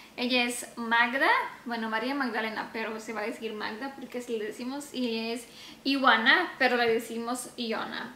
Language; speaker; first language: Spanish; non-native, fluent; Romanian